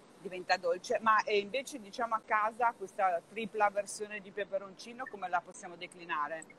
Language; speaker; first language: Italian; native; Italian